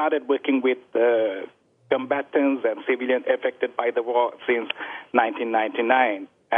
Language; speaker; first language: English; non-native, local second language; Sinhala